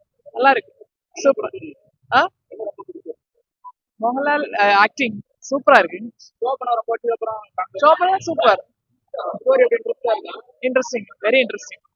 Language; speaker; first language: Tamil; native; Tamil